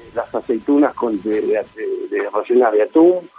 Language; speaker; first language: Spanish; native; Spanish